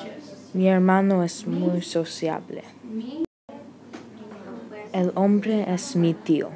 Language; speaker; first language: Spanish; non-native, learner; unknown